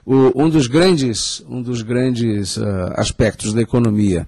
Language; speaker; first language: Portuguese; native; Portuguese